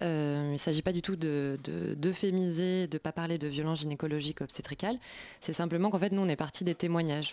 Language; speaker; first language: French; native; French